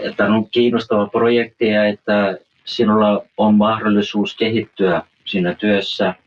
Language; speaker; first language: Finnish; early bilingual, heritage; Finnish